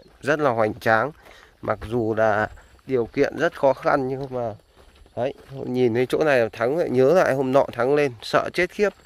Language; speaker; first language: Vietnamese; native; Vietnamese